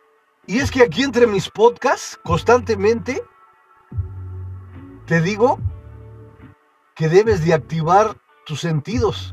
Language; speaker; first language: Spanish; native; Spanish